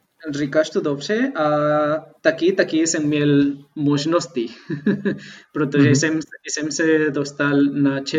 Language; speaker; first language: Czech; non-native, fluent; Spanish